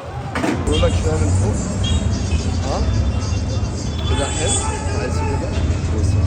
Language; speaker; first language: Arabic; native; Arabic